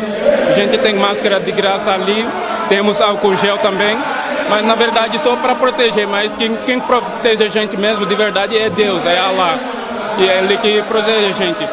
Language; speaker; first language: Portuguese; non-native, fluent; Wolof